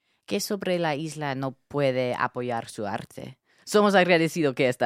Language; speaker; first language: Spanish; non-native, learner; English